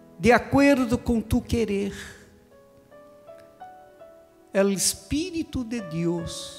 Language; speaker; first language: Portuguese; non-native, fluent; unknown